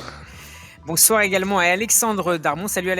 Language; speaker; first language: French; native; French